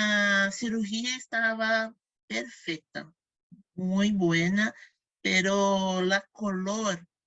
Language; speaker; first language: Spanish; non-native, fluent; Portuguese